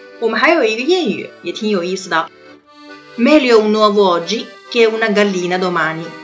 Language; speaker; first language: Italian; non-native, fluent; Chinese